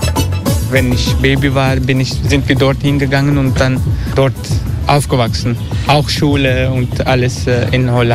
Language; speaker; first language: German; non-native, learner; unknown